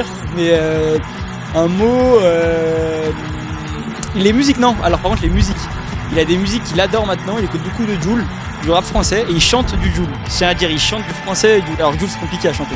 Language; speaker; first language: French; native; French